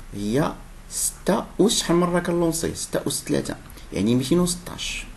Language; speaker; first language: French; non-native, local second language; Arabic